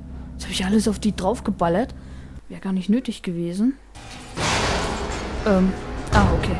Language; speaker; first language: German; native; German